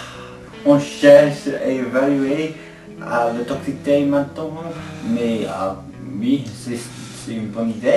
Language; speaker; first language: French; non-native, learner; English